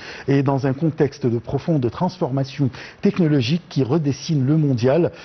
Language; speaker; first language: French; non-native, fluent; Arabic